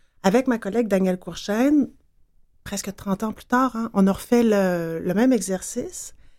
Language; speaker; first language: French; native; French